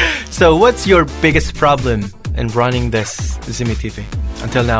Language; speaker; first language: English; non-native, fluent; Javanese